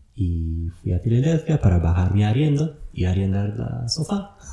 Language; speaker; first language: Spanish; non-native, fluent; English